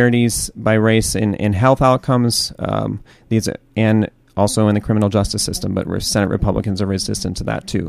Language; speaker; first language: English; native; English